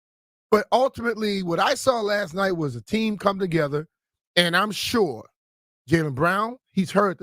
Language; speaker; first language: English; native; English